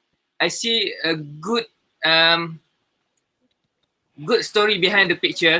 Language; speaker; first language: English; non-native, learner; Malay